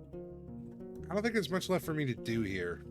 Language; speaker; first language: English; native; English